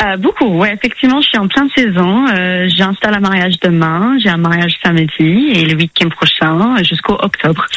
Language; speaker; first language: French; non-native, fluent; English